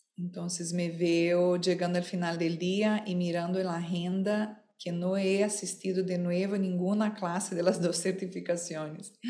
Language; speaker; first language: Spanish; non-native, fluent; Portuguese